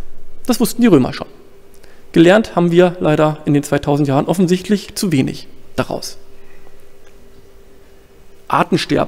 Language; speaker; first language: German; native; German